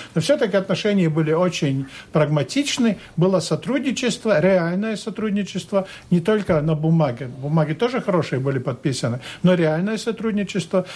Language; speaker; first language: Russian; non-native, local second language; Latvian